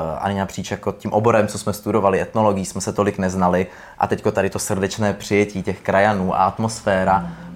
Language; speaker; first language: Czech; native; Czech